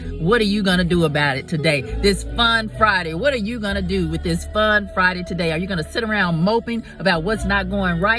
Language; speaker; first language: English; native; English